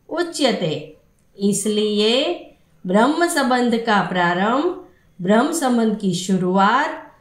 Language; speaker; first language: Hindi; non-native, local second language; Gujarati